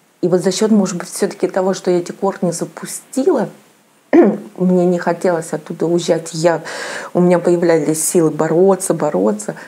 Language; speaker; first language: Russian; native; Russian